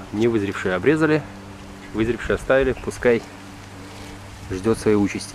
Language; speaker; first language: Russian; native; Russian